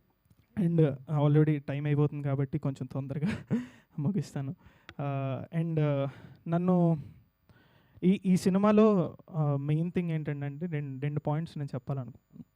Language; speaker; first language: Telugu; native; Telugu